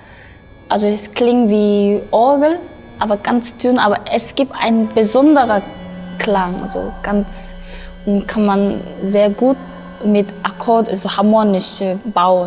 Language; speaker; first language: German; non-native, learner; Korean